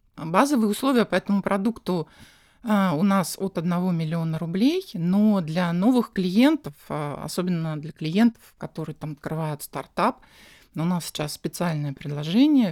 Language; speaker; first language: Russian; native; Russian